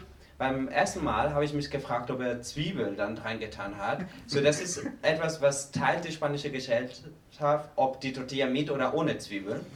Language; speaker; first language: German; non-native, fluent; Spanish